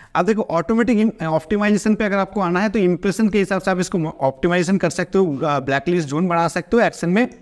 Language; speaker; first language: Hindi; non-native, local second language; Bangla